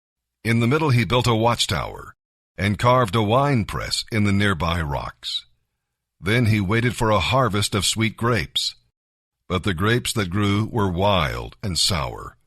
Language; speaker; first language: English; native; English